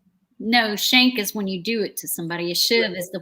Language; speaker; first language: English; native; English